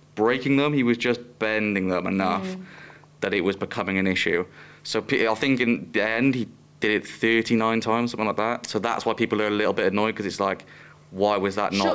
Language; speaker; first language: English; native; English